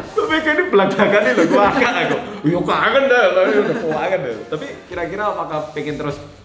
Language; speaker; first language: Indonesian; native; Indonesian